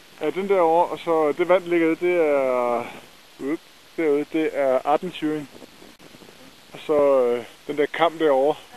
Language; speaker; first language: Danish; native; Danish